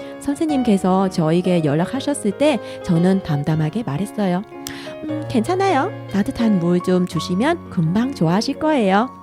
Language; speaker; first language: Korean; non-native, fluent; Vietnamese